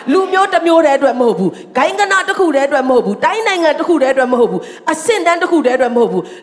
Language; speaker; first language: Burmese; non-native, local second language; Tedim Chin